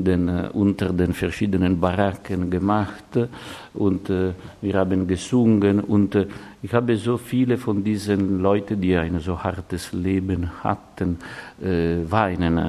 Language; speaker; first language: German; non-native, fluent; Italian